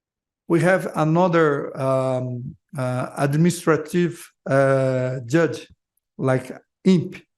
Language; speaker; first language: English; non-native, learner; Portuguese